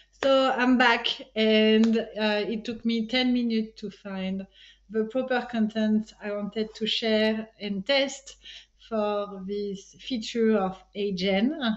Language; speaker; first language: English; non-native, fluent; French